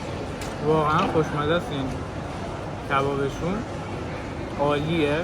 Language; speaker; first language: Persian; native; Persian